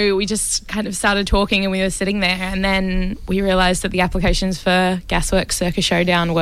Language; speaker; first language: English; native; English